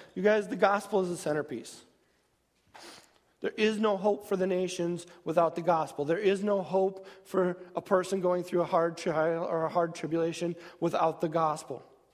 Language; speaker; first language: English; native; English